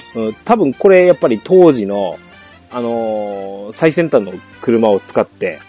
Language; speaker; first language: Japanese; native; Japanese